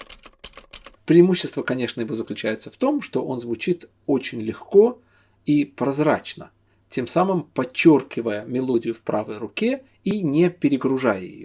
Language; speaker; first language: Russian; native; Russian